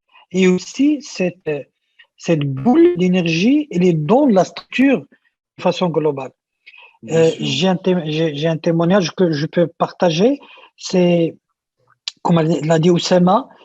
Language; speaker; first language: French; non-native, local second language; Arabic